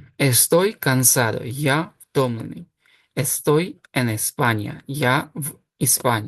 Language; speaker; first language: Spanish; non-native, fluent; Ukrainian